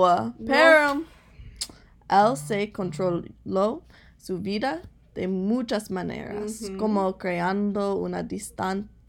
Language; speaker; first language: Spanish; non-native, learner; English